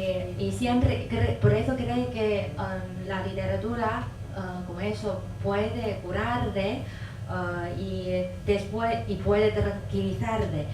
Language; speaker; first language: Spanish; non-native, fluent; Chinese